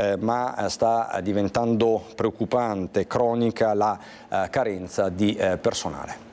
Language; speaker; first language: Italian; native; Italian